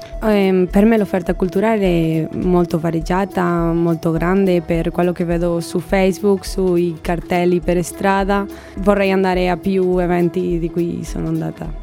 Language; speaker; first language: Italian; non-native, learner; Spanish